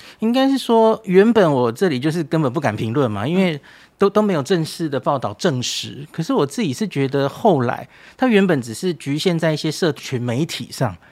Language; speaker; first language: Chinese; native; Chinese